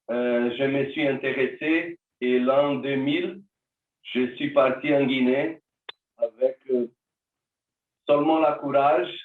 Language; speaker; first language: French; non-native, learner; Portuguese